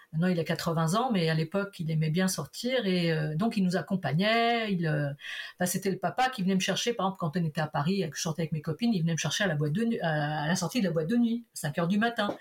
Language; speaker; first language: French; early bilingual, other home language; Portuguese